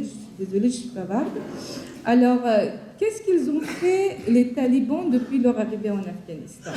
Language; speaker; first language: French; non-native, fluent; Persian